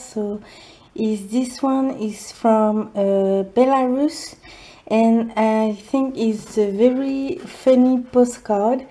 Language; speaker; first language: English; non-native, learner; French